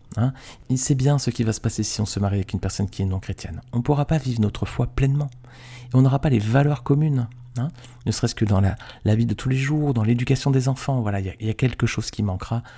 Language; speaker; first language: French; native; French